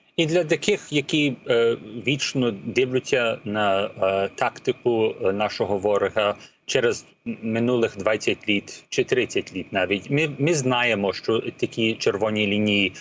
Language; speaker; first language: Ukrainian; early bilingual, heritage; Ukrainian